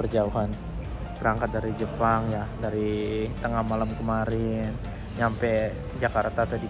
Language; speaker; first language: Indonesian; native; Indonesian